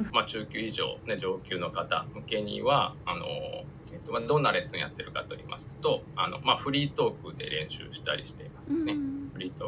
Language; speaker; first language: Japanese; native; Japanese